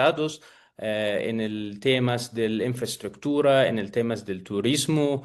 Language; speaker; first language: Spanish; non-native, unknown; Arabic